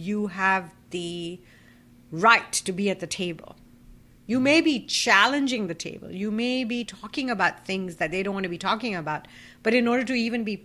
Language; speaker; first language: English; non-native, local second language; Bangla